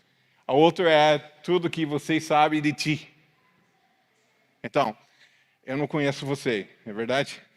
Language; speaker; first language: Portuguese; non-native, fluent; English